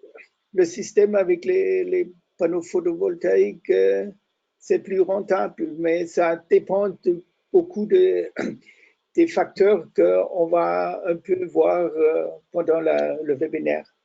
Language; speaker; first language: French; non-native, fluent; German